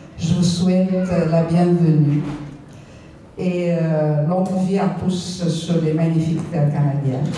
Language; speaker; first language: French; non-native, fluent; Romanian